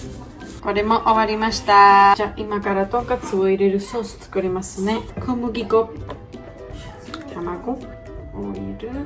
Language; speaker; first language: Japanese; non-native, learner; Georgian